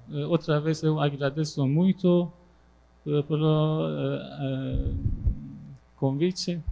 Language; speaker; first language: Portuguese; non-native, learner; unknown